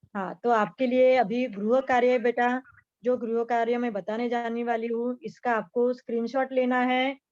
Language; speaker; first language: Hindi; non-native, local second language; Marathi